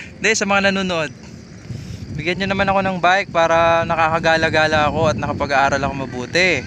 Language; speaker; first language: Filipino; non-native, local second language; Bikol